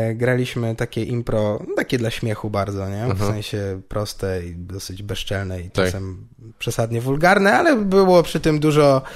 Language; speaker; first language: Polish; native; Polish